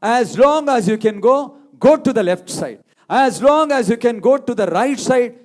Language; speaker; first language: English; non-native, local second language; Tamil